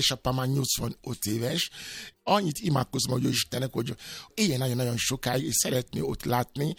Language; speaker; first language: Hungarian; non-native, fluent; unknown